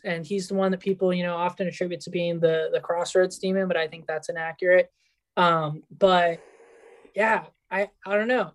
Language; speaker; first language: English; early bilingual, other home language; Spanish